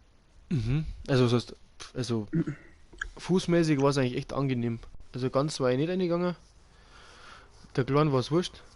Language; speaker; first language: German; native; German